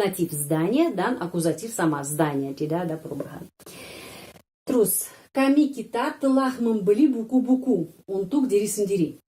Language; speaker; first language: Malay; non-native, fluent; Russian